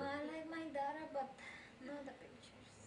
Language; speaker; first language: English; non-native, learner; Spanish